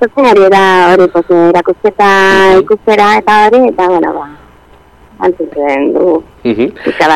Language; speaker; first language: Basque; non-native, local second language; Spanish